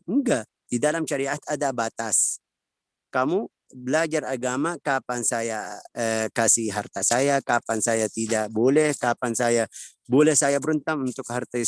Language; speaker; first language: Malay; non-native, fluent; Arabic